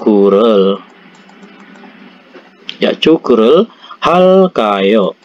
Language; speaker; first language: Korean; non-native, fluent; Indonesian